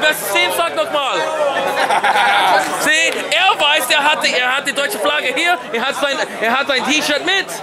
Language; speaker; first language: German; non-native, learner; English